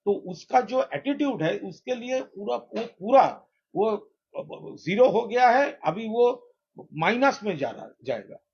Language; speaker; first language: Hindi; non-native, local second language; Bangla